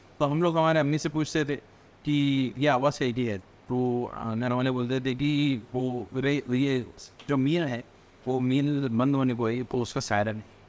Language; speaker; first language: Hindi; native; Hindi